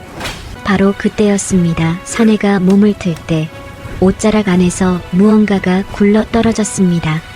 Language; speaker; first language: Korean; native; Korean